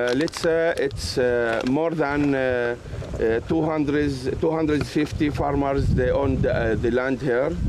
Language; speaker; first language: English; non-native, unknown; Arabic